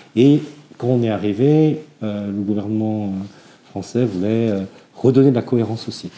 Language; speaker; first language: French; early bilingual, other home language; Korean